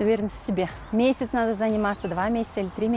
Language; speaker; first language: Russian; non-native, local second language; Uzbek